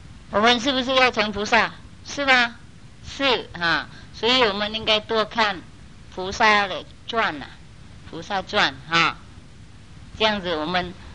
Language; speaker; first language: Chinese; non-native, fluent; Vietnamese